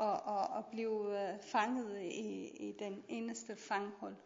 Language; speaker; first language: Danish; non-native, learner; Persian